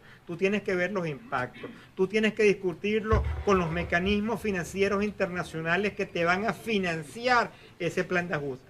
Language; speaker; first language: Spanish; native; Spanish